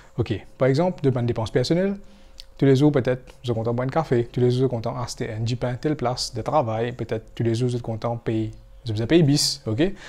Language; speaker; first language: French; non-native, local second language; Morisyen